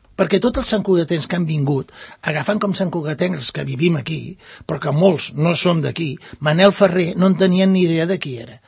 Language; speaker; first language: Catalan; non-native, local second language; Spanish